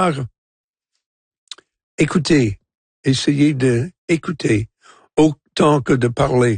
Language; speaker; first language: French; non-native, local second language; English